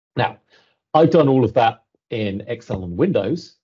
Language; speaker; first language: English; native; English